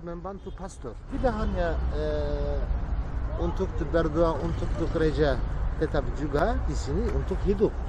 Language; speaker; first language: Indonesian; non-native, learner; Turkish